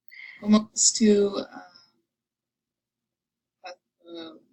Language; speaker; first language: Spanish; non-native, learner; English